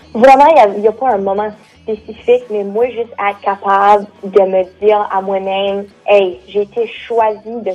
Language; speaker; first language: French; native; French